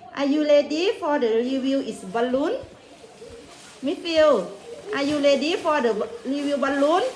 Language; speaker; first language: English; non-native, learner; Thai